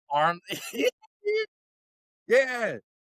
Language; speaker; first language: English; native; English